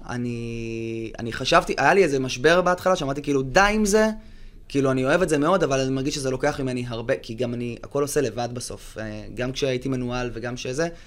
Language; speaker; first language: Hebrew; native; Hebrew